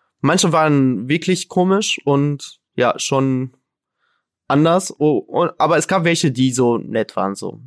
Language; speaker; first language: German; non-native, fluent; Arabic